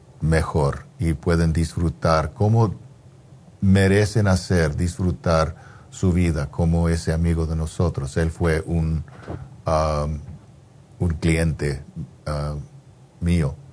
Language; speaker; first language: Spanish; non-native, fluent; English